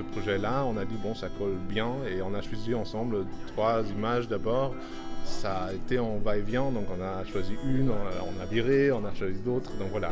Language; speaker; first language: French; non-native, fluent; German